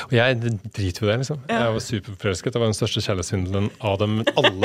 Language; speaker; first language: Norwegian; native; Norwegian